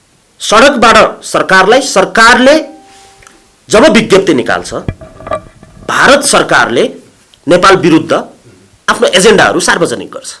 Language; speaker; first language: Nepali; native; Nepali